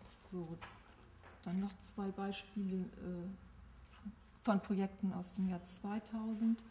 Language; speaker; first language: German; native; German